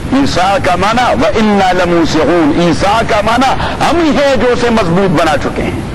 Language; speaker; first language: Urdu; non-native, local second language; Pashto